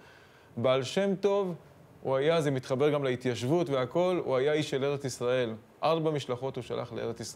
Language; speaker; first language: Hebrew; native; Hebrew